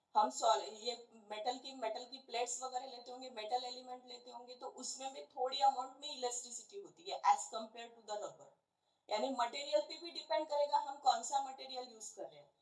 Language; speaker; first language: Hindi; non-native, local second language; Marathi